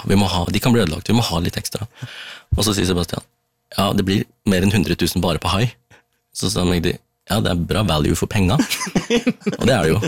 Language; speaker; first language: Norwegian; early bilingual, other home language; Tamil